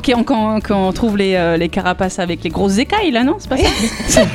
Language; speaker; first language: French; native; French